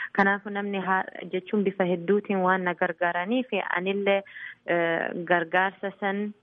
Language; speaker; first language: Oromo; early bilingual, heritage; Oromo